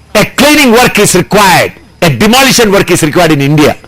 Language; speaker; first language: English; non-native, local second language; Malayalam